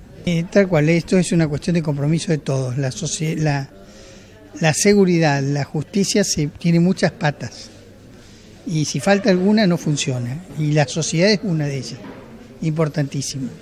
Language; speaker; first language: Spanish; native; Spanish